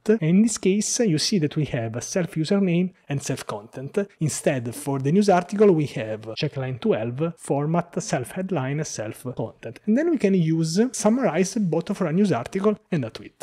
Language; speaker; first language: English; non-native, fluent; Italian